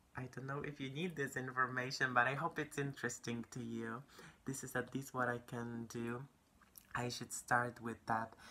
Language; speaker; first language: English; non-native, fluent; Polish